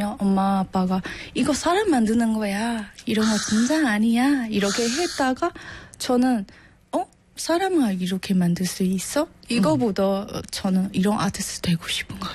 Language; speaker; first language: Korean; non-native, learner; Burmese